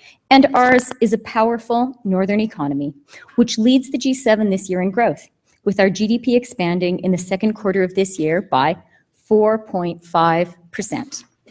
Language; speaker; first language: English; native; English